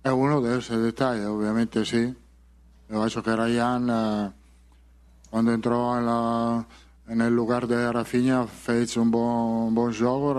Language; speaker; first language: Portuguese; non-native, fluent; Spanish